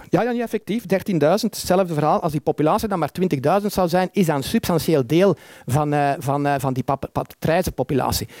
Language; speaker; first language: Dutch; native; Dutch